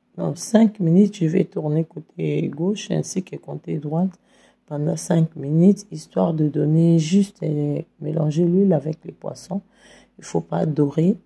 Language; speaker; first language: French; non-native, local second language; Lingala